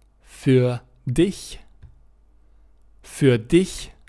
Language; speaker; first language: German; non-native, fluent; Romanian